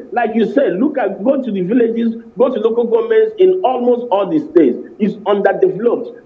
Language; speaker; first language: English; non-native, local second language; Igbo